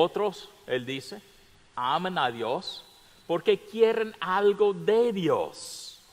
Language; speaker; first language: Spanish; non-native, fluent; English